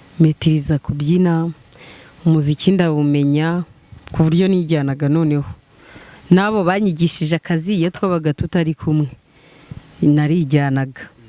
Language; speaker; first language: Kinyarwanda; native; Kinyarwanda